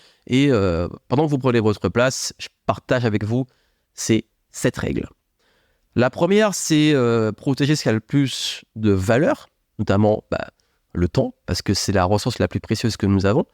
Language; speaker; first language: French; native; French